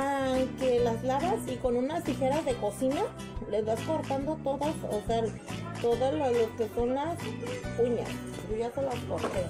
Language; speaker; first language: Spanish; native; Spanish